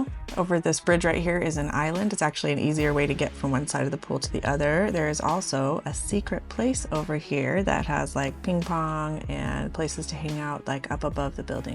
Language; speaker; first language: English; native; English